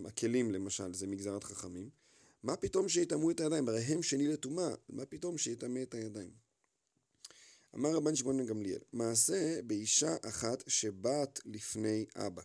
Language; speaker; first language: Hebrew; native; Hebrew